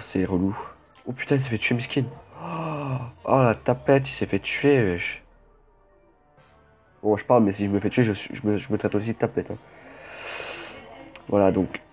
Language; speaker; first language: French; native; French